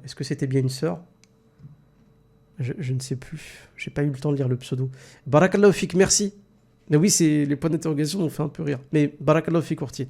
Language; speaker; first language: French; native; French